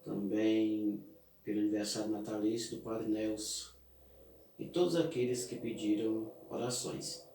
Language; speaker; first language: Portuguese; native; Portuguese